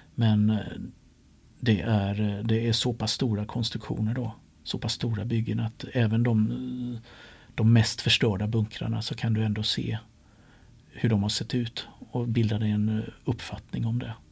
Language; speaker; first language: Swedish; native; Swedish